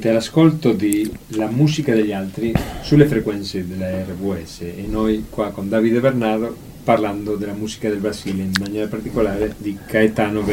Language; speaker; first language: Italian; non-native, fluent; Spanish